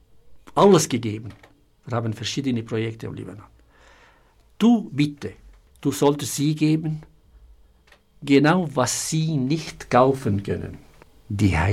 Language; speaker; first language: German; non-native, fluent; Arabic